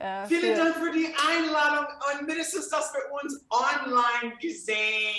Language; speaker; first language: German; non-native, fluent; English